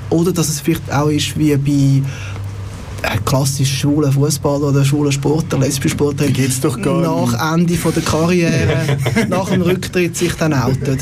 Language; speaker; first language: German; native; German